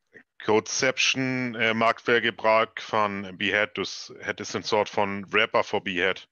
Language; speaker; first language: Dutch; non-native, learner; German